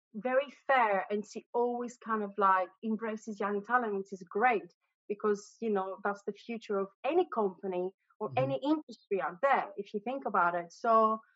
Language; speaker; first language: English; non-native, fluent; Greek